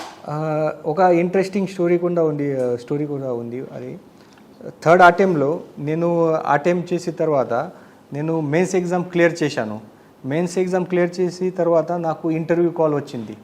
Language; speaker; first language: Telugu; non-native, learner; Marathi